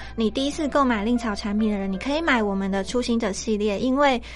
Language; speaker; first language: Chinese; native; Chinese